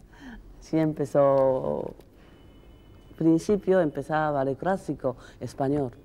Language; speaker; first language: Spanish; non-native, learner; Japanese